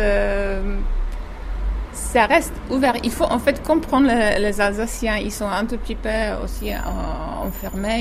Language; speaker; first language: French; non-native, fluent; Czech